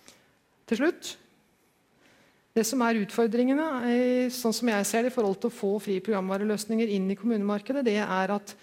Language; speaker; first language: Norwegian; native; Norwegian